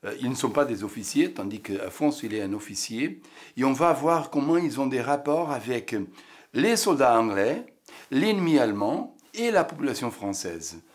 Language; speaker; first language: French; non-native, fluent; Portuguese